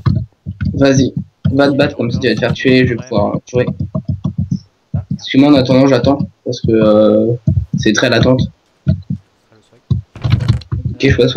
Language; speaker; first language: French; native; French